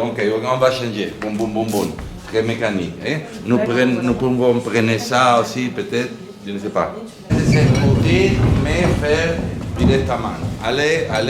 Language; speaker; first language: French; non-native, fluent; Spanish